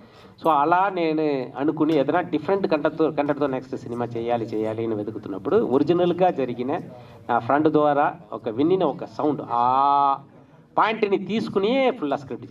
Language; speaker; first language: Telugu; native; Telugu